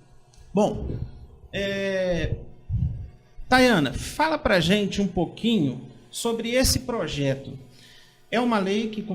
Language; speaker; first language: Portuguese; native; Portuguese